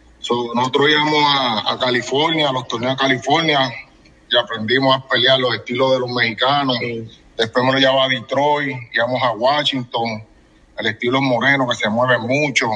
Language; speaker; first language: Spanish; early bilingual, heritage; English